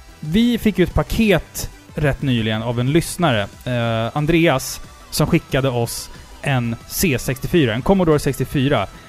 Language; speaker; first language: Swedish; native; Swedish